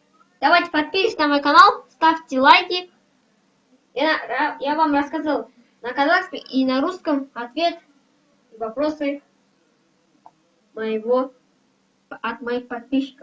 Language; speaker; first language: Russian; non-native, local second language; Kazakh